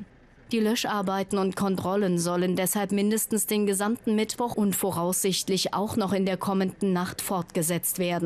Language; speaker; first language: German; native; German